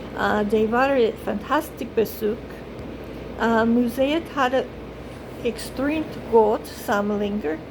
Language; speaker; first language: Norwegian; non-native, learner; English